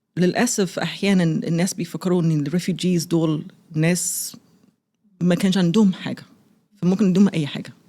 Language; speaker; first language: Egyptian Arabic; early bilingual, heritage; Arabic